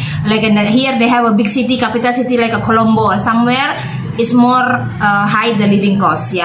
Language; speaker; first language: English; non-native, learner; Indonesian